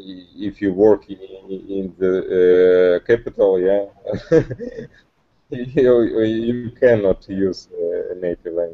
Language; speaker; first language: English; non-native, learner; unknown